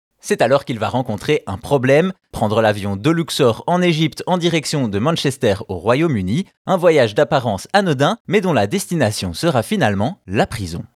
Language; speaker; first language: French; native; French